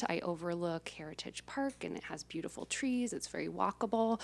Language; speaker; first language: English; native; English